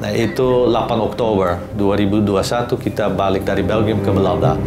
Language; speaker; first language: Indonesian; non-native, fluent; Dutch